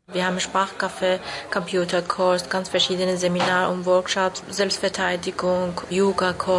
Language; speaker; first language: German; non-native, learner; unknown